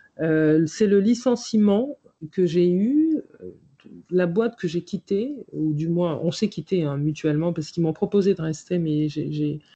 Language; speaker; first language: French; native; French